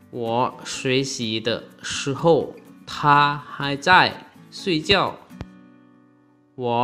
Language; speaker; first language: Chinese; non-native, fluent; Lao